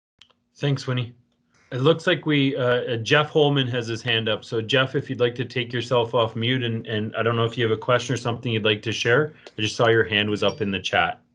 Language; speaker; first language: English; native; English